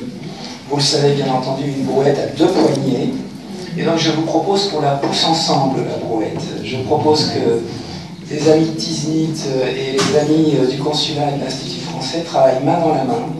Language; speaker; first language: French; native; French